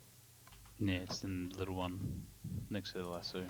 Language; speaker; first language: English; native; English